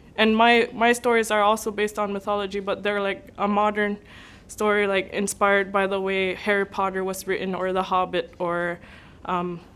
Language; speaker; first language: English; native; English